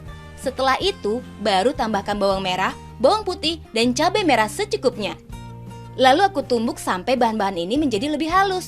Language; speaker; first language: Indonesian; native; Indonesian